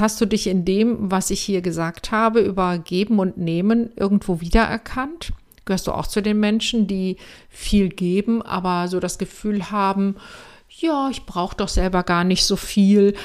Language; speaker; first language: German; native; German